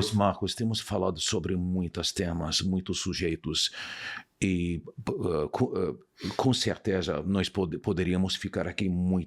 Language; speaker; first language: Portuguese; non-native, fluent; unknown